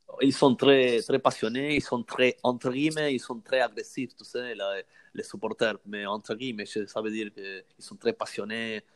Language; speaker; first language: French; non-native, learner; Spanish